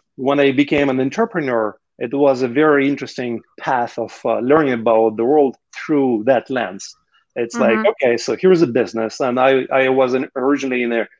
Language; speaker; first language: English; non-native, fluent; Russian